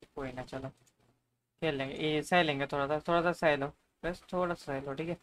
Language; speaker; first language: Hindi; non-native, local second language; Bangla